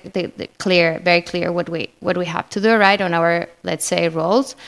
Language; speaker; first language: English; non-native, fluent; Spanish